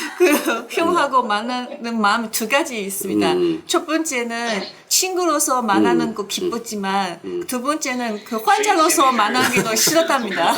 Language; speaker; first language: Korean; non-native, learner; Chinese